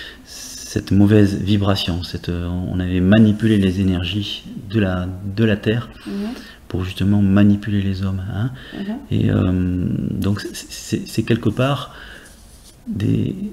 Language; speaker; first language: French; native; French